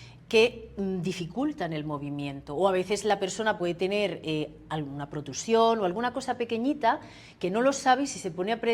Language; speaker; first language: Spanish; native; Spanish